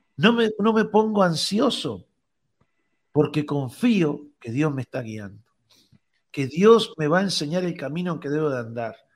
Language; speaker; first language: Spanish; native; Spanish